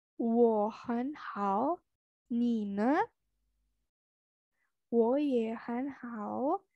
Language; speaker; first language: Chinese; non-native, fluent; Indonesian